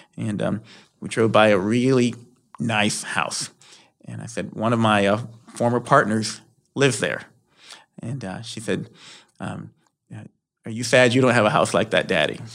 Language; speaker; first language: English; native; English